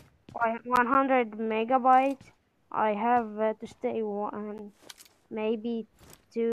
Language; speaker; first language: English; non-native, learner; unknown